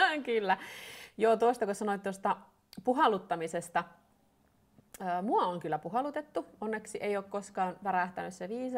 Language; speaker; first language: Finnish; native; Finnish